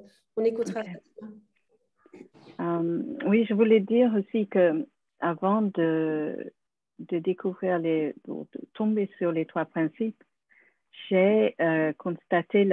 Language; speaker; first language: French; non-native, fluent; English